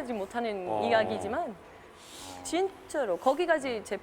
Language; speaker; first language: Korean; non-native, fluent; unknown